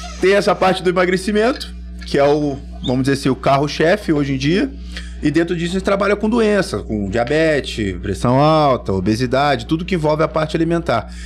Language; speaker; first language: Portuguese; native; Portuguese